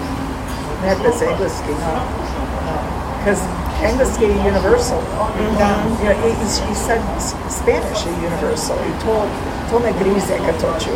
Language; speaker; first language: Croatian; early bilingual, heritage; Croatian